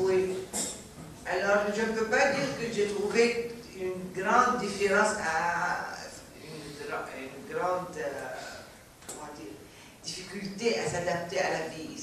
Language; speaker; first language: French; non-native, fluent; Arabic